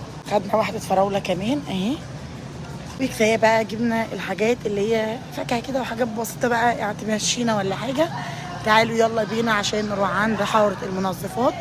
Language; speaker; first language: Arabic; native; Arabic